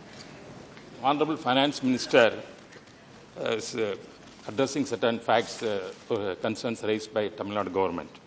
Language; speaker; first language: English; non-native, local second language; Tamil